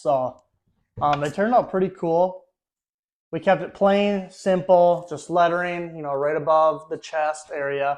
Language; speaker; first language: English; native; English